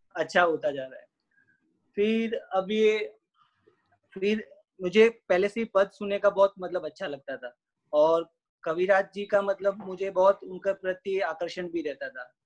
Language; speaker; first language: Hindi; non-native, local second language; Gujarati